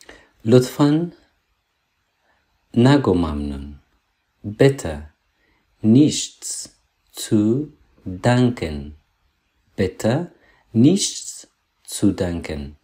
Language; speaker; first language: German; non-native, fluent; Persian